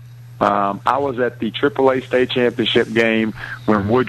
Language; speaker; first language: English; native; English